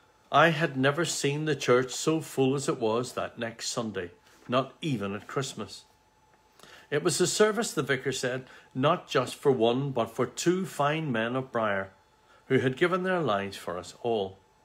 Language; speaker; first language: English; native; English